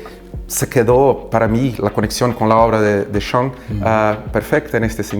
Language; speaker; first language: Spanish; non-native, fluent; Portuguese